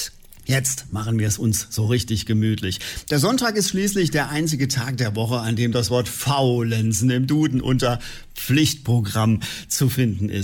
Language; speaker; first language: German; native; German